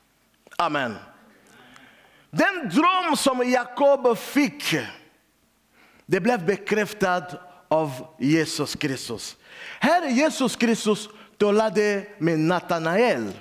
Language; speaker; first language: Swedish; non-native, learner; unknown